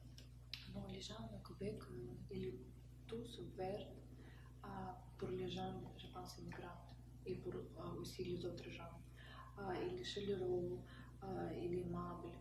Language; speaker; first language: French; non-native, learner; Russian